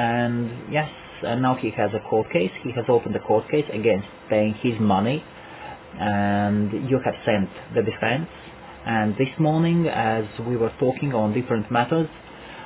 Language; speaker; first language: English; non-native, fluent; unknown